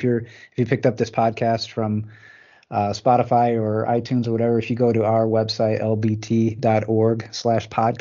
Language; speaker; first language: English; native; English